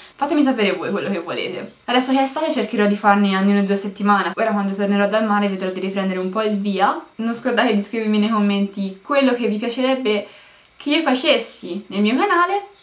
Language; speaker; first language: Italian; native; Italian